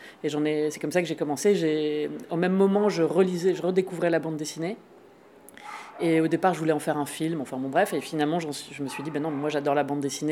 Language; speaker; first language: French; native; French